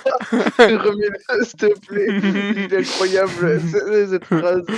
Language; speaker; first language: French; native; French